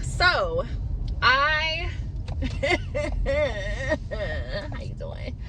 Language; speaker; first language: English; native; English